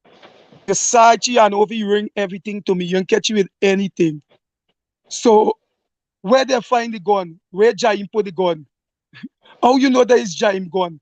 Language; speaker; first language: English; native; English